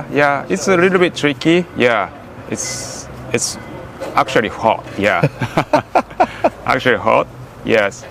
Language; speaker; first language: English; non-native, learner; Japanese